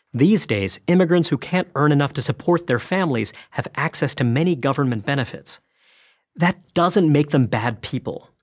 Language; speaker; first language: English; early bilingual, other home language; Bangla